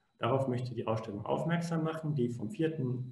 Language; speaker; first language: German; native; German